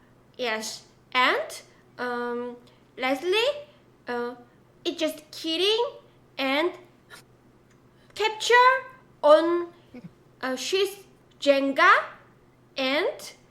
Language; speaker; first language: English; non-native, learner; Korean